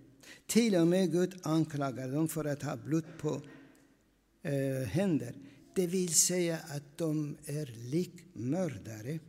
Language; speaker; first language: Swedish; non-native, fluent; Aramaic